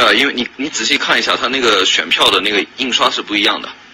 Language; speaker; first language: Chinese; native; Chinese